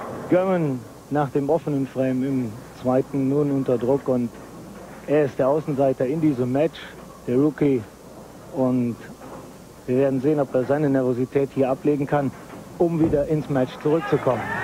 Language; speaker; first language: German; native; German